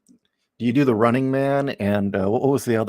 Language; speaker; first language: English; native; English